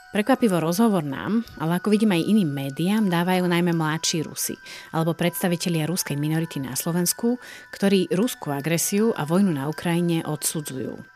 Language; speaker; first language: Slovak; native; Slovak